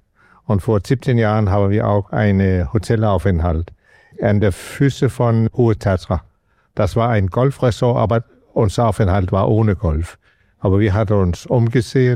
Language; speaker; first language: German; non-native, fluent; Danish